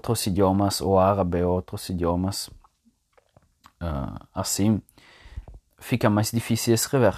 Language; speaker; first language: Portuguese; non-native, fluent; Italian